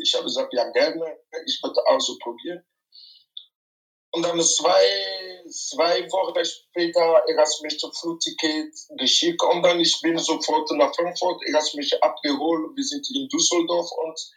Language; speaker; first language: German; non-native, fluent; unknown